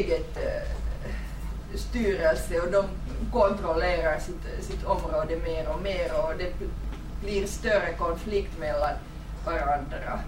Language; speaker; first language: Swedish; non-native, fluent; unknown